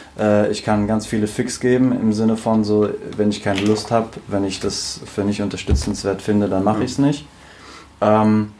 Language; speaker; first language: German; native; German